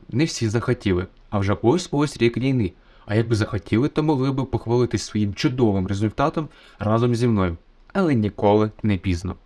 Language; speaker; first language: Ukrainian; native; Ukrainian